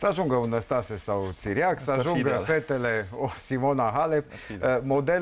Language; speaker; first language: Romanian; native; Romanian